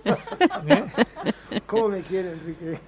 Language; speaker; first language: Spanish; native; Spanish